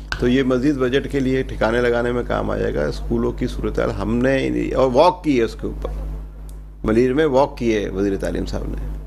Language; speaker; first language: Urdu; native; Urdu